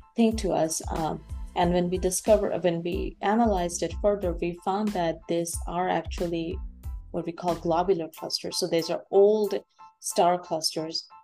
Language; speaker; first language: English; non-native, local second language; Bangla